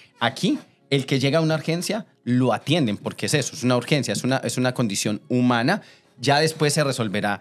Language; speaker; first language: Spanish; native; Spanish